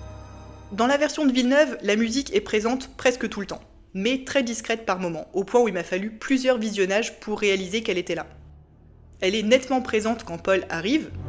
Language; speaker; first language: French; native; French